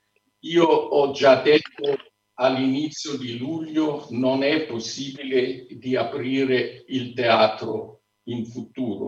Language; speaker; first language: Italian; non-native, fluent; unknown